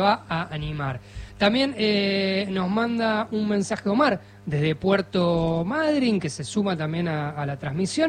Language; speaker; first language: Spanish; native; Spanish